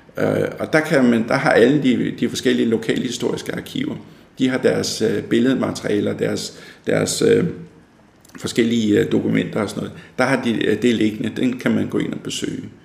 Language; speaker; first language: Danish; native; Danish